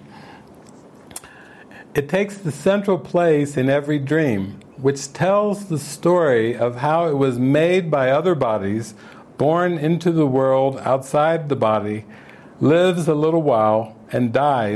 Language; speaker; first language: English; native; English